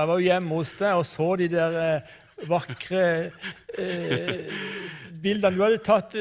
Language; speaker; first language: Norwegian; native; Norwegian